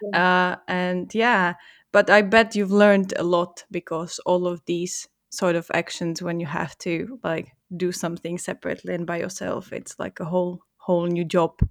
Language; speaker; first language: English; non-native, fluent; Czech